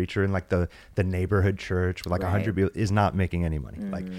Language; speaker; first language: English; native; English